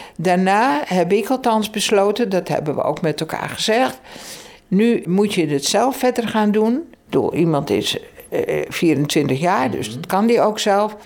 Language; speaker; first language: Dutch; native; Dutch